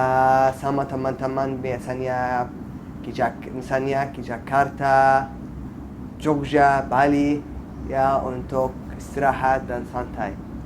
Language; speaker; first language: Indonesian; non-native, fluent; Arabic